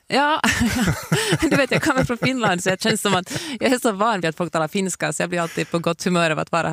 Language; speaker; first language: Swedish; native; Swedish